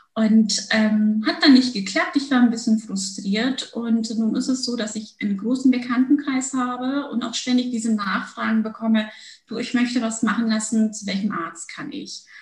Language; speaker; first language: German; early bilingual, other home language; Turkish